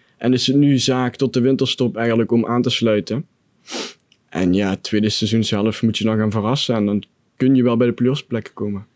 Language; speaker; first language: Dutch; native; Dutch